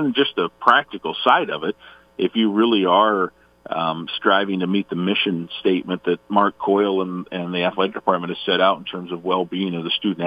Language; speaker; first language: English; native; English